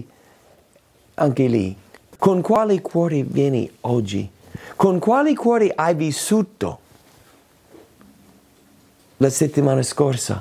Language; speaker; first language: Italian; non-native, fluent; English